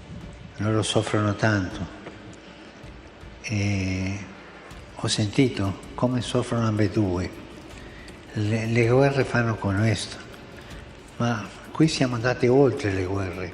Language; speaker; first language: Italian; non-native, fluent; Spanish